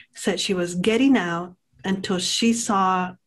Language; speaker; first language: English; native; English